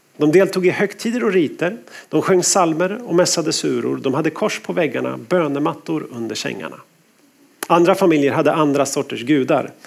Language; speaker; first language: Swedish; native; Swedish